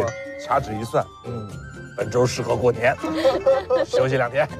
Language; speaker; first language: Chinese; native; Chinese